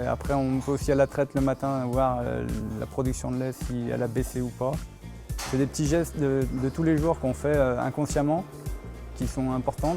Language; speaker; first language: French; native; French